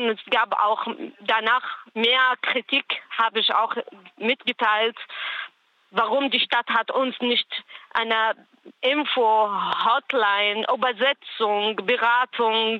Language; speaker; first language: German; non-native, learner; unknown